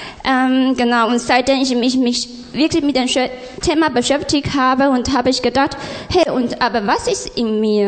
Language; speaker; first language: German; non-native, learner; Chinese